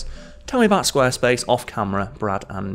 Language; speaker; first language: English; native; English